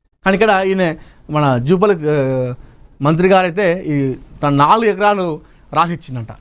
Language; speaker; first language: Telugu; native; Telugu